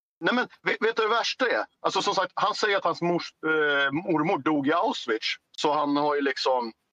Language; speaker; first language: Swedish; native; Swedish